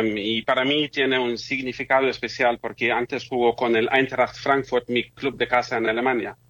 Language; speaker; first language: Spanish; non-native, fluent; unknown